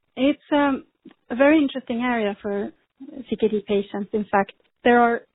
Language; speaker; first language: English; non-native, fluent; Swedish